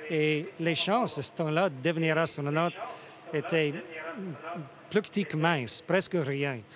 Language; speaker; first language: French; non-native, fluent; English